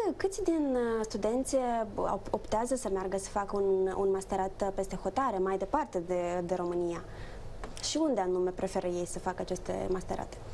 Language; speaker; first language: Romanian; native; Romanian